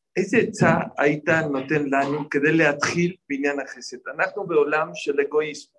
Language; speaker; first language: Hebrew; non-native, fluent; Spanish